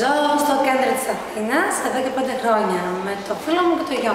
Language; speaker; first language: Greek; early bilingual, heritage; Greek